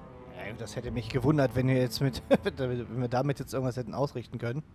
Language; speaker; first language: German; native; German